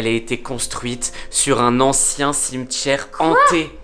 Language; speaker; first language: French; native; French